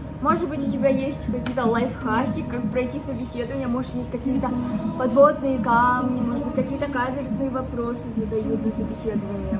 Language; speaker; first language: Russian; native; Russian